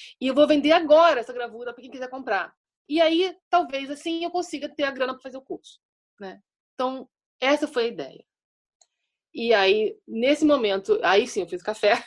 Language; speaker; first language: Portuguese; native; Portuguese